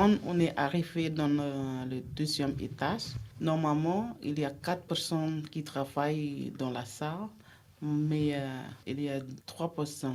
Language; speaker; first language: French; non-native, learner; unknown